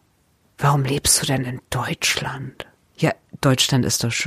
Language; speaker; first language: German; native; German